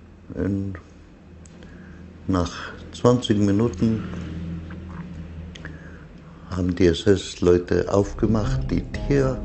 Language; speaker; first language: German; non-native, fluent; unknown